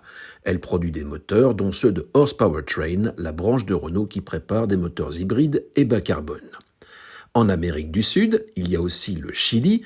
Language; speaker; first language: French; native; French